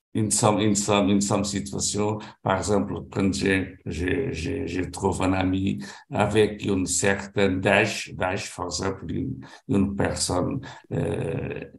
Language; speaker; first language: French; non-native, fluent; Portuguese